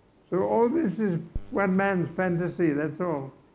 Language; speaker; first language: English; non-native, local second language; Malay